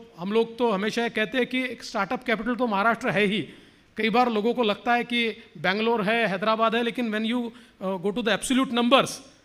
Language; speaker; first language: Hindi; non-native, local second language; Marathi